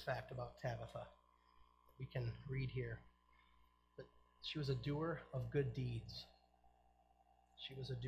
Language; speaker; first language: English; native; English